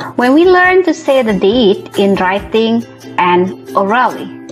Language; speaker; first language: English; non-native, fluent; Indonesian